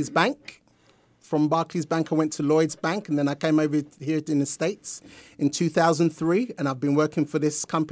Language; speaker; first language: English; native; English